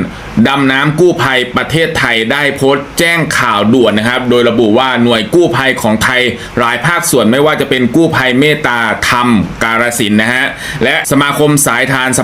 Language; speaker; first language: Thai; native; Thai